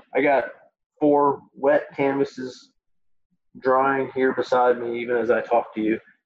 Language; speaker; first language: English; native; English